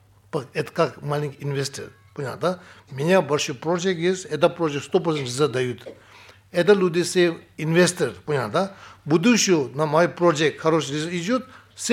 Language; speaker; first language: Russian; non-native, learner; Tibetan